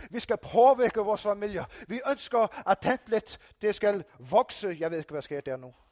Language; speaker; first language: Danish; non-native, local second language; Faroese